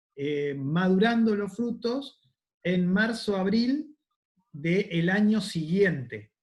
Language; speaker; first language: Spanish; native; Spanish